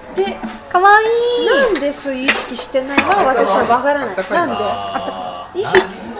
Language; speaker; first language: Japanese; non-native, fluent; Russian